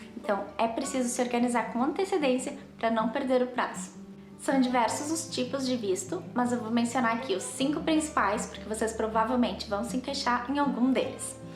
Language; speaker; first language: Portuguese; native; Portuguese